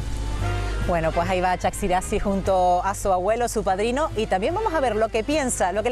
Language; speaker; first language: Spanish; native; Spanish